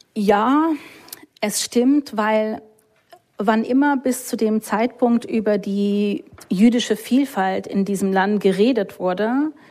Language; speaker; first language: German; non-native, fluent; English